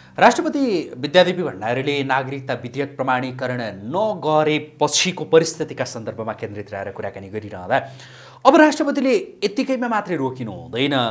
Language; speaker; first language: Nepali; native; Nepali